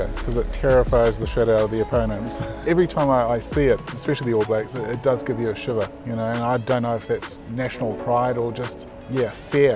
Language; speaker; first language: English; native; English